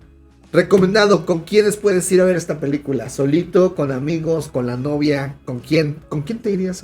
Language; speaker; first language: Spanish; native; Spanish